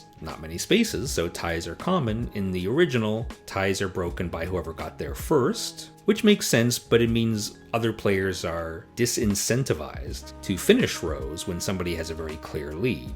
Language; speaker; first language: English; native; English